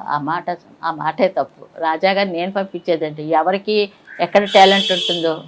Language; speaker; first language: Telugu; native; Telugu